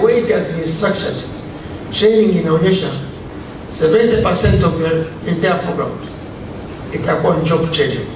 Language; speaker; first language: English; non-native, local second language; Swahili